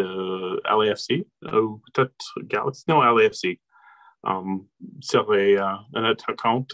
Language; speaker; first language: French; non-native, local second language; English